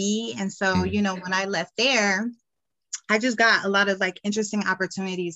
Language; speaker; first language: English; native; English